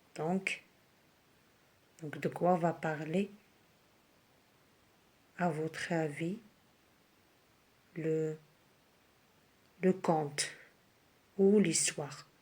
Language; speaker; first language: French; non-native, local second language; Arabic